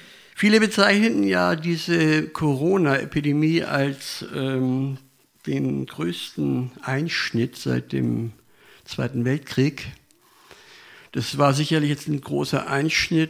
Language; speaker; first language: German; native; German